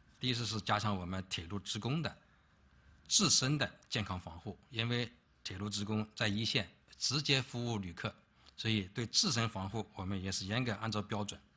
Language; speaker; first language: Chinese; native; Chinese